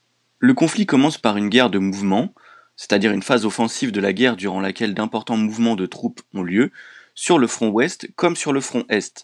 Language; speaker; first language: French; native; French